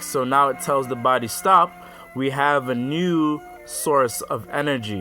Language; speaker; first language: English; native; English